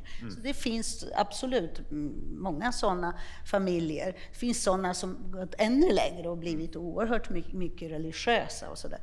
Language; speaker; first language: Swedish; non-native, fluent; Polish